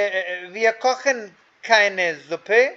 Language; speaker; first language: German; non-native, fluent; Hindi